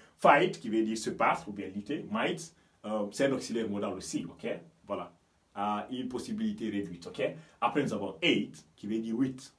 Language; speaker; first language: French; non-native, local second language; Fula